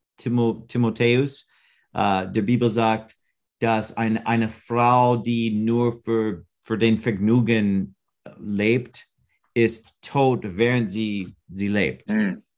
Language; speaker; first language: German; non-native, learner; English